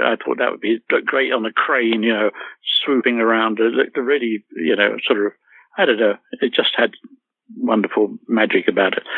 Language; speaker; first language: English; native; English